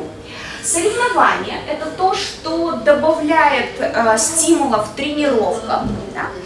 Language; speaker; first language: Russian; native; Russian